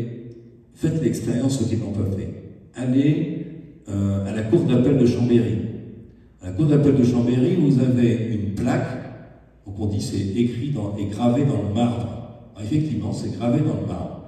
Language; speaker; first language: French; native; French